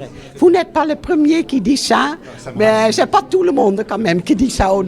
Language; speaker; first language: French; non-native, fluent; Dutch